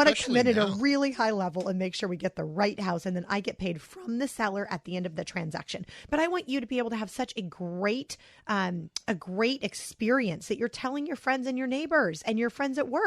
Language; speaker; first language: English; native; English